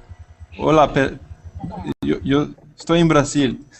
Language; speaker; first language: Spanish; non-native, learner; Portuguese